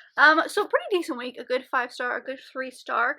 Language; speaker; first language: English; native; English